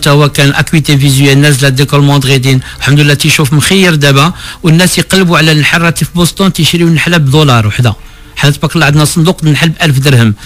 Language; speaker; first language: Arabic; native; Arabic